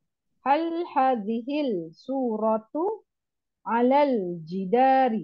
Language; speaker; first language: Arabic; non-native, learner; Indonesian